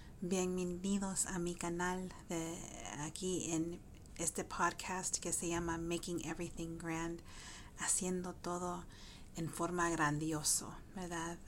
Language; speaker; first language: Spanish; early bilingual, heritage; Spanish